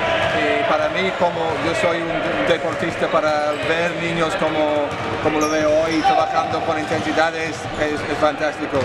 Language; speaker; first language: Spanish; non-native, fluent; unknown